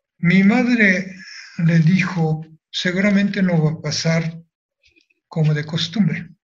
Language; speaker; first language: Spanish; non-native, fluent; Japanese